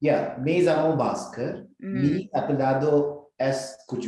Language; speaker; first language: Spanish; non-native, learner; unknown